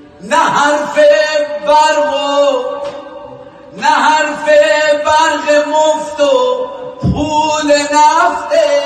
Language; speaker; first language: Persian; native; Persian